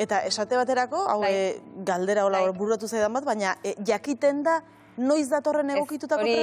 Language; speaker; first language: Basque; native; Basque